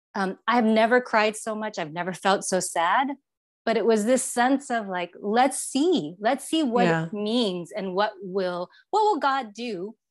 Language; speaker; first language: English; non-native, fluent; Chinese